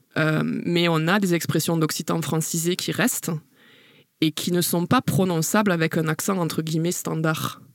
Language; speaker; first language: French; native; French